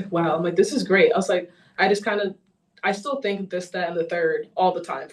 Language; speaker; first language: English; native; English